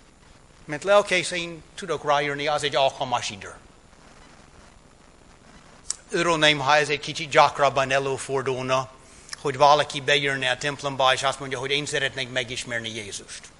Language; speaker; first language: Hungarian; non-native, fluent; English